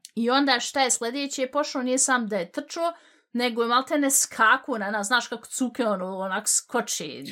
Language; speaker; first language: Bosnian; early bilingual, heritage; Bosnian